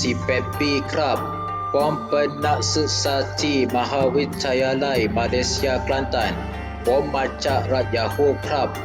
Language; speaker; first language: Thai; non-native, learner; Malay